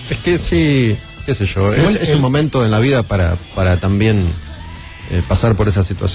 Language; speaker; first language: Spanish; native; Spanish